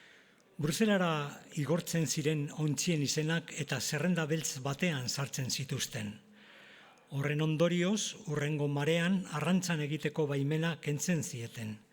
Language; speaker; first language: Basque; non-native, local second language; Spanish